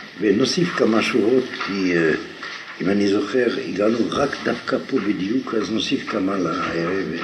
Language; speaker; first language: Hebrew; non-native, fluent; French